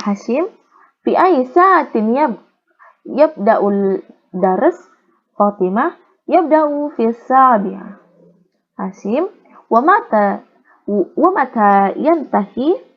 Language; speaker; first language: Arabic; non-native, learner; Indonesian